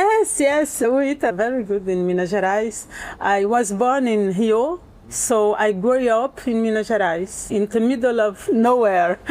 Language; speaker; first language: English; non-native, learner; Portuguese